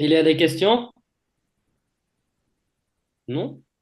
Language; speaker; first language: French; non-native, learner; Dutch